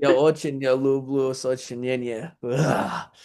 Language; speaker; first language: Russian; non-native, learner; English